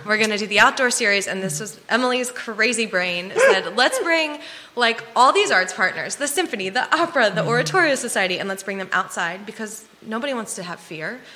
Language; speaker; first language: English; native; English